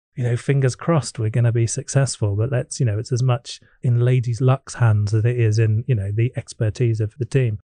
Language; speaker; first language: English; native; English